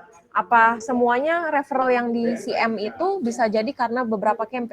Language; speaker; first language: Indonesian; native; Indonesian